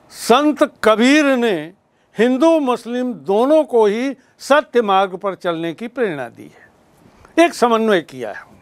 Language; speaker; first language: Hindi; native; Hindi